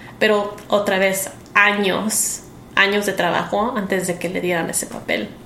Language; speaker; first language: Spanish; early bilingual, heritage; Spanish